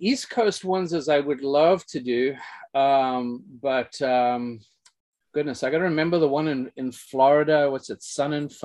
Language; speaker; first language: English; native; English